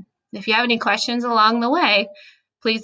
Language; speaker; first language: English; native; English